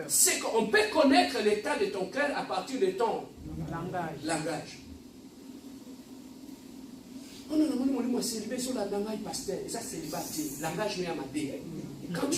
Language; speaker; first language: French; non-native, local second language; Lingala